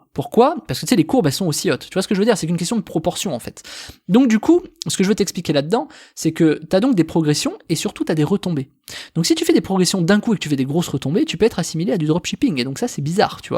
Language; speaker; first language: French; native; French